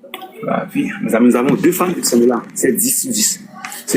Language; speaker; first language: French; non-native, local second language; Haitian Creole